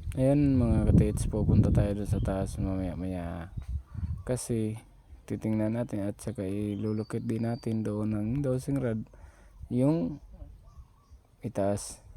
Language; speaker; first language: Filipino; non-native, local second language; Bikol